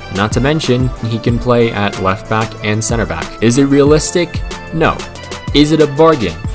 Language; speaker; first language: English; native; English